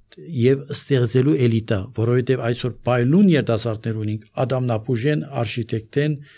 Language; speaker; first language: Armenian; native; Armenian